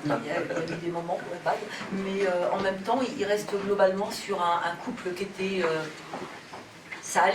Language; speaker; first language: French; native; French